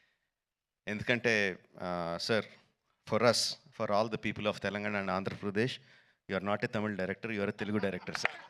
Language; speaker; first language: Telugu; native; Telugu